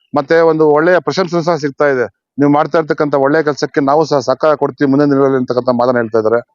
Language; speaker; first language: Kannada; native; Kannada